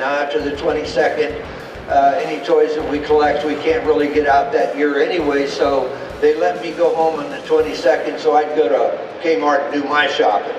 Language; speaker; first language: English; native; English